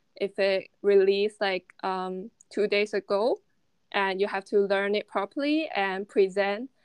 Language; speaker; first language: English; non-native, fluent; Chinese